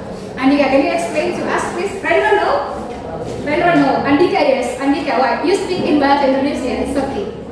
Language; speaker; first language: English; non-native, learner; Indonesian